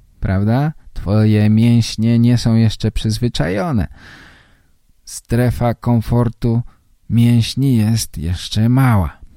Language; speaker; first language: Polish; native; Polish